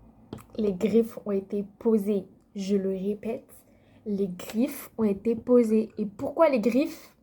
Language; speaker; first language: French; native; French